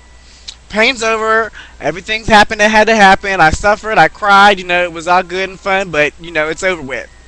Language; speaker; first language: English; native; English